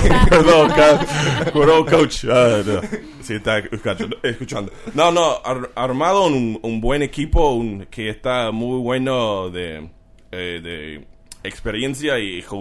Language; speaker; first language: Spanish; non-native, learner; English